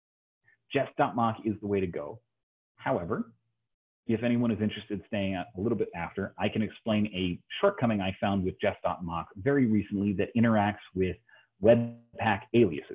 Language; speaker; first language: English; native; English